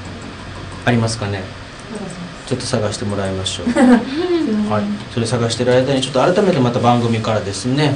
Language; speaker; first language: Japanese; native; Japanese